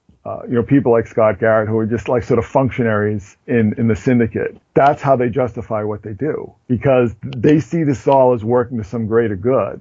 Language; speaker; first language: English; native; English